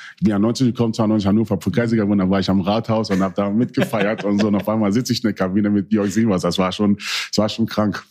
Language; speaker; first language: German; early bilingual, other home language; Akan